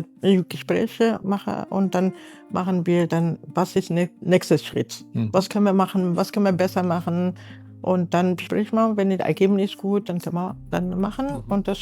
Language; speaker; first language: German; non-native, learner; Arabic